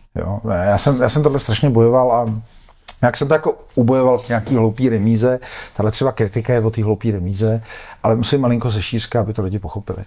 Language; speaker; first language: Czech; native; Czech